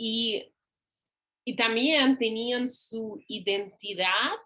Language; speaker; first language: Spanish; non-native, fluent; English